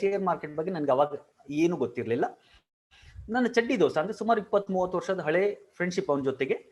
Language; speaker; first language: Kannada; non-native, local second language; Marwari